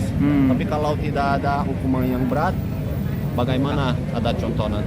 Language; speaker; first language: Indonesian; non-native, fluent; Portuguese